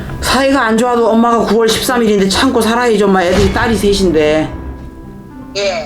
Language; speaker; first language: Korean; native; Korean